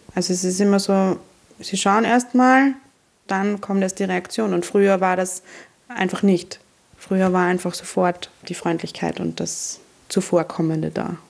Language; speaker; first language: German; native; German